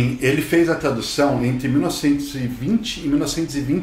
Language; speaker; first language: Portuguese; native; Portuguese